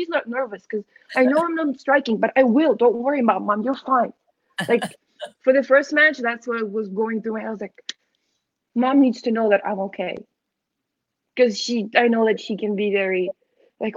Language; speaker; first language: English; non-native, fluent; Ukrainian